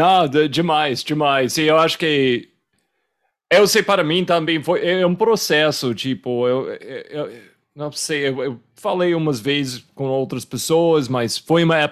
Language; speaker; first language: Portuguese; non-native, fluent; English